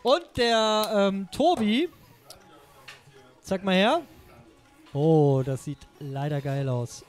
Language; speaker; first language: German; native; German